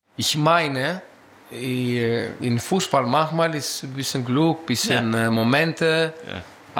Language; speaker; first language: German; non-native, learner; Greek